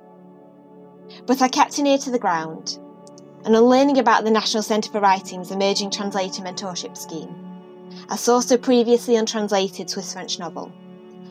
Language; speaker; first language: English; native; English